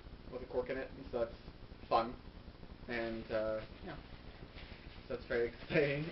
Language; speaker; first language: English; native; English